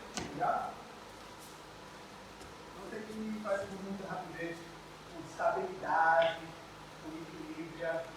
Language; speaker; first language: Portuguese; non-native, learner; English